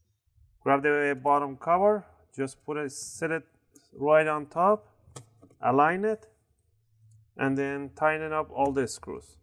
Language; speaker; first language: English; non-native, fluent; Spanish